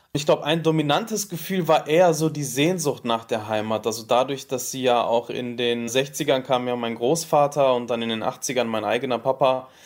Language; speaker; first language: German; native; German